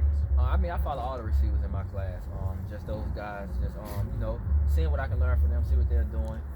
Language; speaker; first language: English; native; English